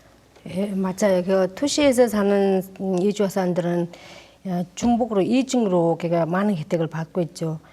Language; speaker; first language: Korean; non-native, learner; Mongolian